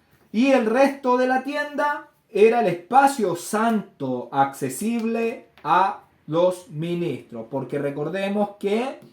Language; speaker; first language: Spanish; native; Spanish